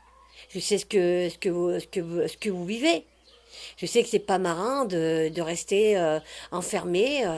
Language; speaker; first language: French; native; French